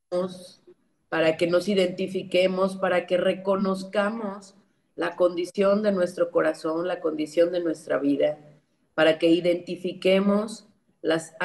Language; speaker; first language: Spanish; native; Spanish